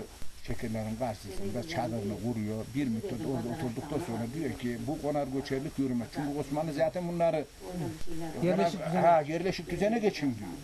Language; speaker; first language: Turkish; native; Turkish